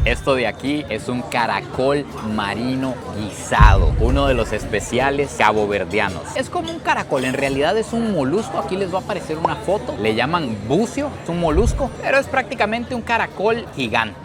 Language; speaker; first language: Spanish; native; Spanish